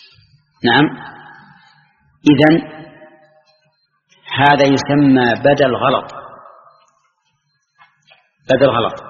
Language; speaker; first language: Arabic; native; Arabic